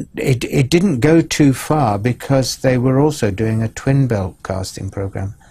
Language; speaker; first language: English; native; English